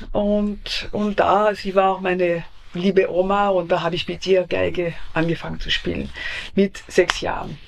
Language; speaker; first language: German; non-native, local second language; French